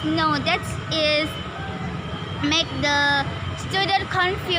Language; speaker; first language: English; non-native, learner; Indonesian